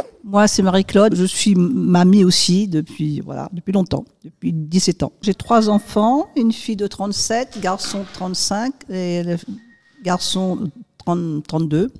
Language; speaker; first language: French; native; French